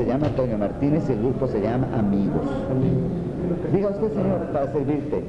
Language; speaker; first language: Spanish; native; Spanish